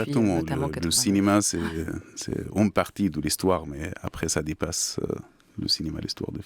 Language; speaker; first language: French; non-native, fluent; Arabic